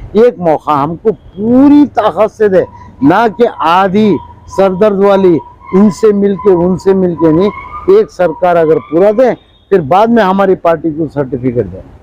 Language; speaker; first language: Hindi; non-native, local second language; Urdu